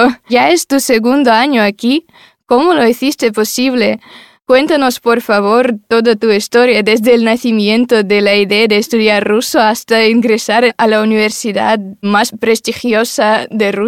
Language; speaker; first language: Spanish; non-native, fluent; Russian